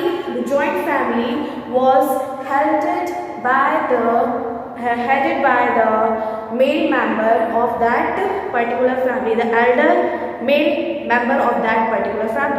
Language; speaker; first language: English; non-native, local second language; Hindi